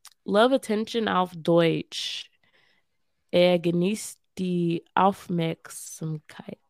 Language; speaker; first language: German; non-native, learner; English